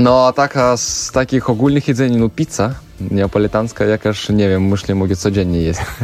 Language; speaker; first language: Polish; non-native, learner; Russian